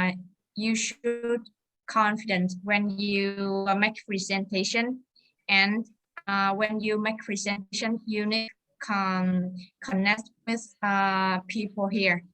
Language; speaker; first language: English; non-native, learner; Vietnamese